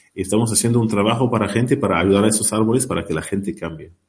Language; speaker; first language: Spanish; non-native, learner; Arabic